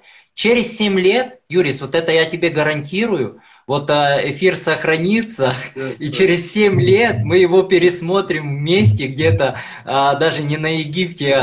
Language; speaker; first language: Russian; native; Russian